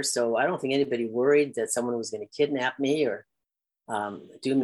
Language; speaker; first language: English; native; English